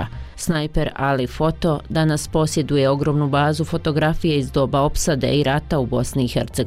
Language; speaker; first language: Croatian; native; Croatian